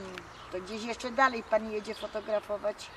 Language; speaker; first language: Polish; native; Polish